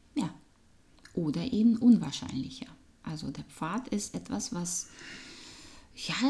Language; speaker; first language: German; non-native, fluent; Russian